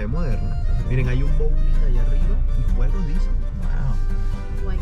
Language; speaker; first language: Spanish; native; Spanish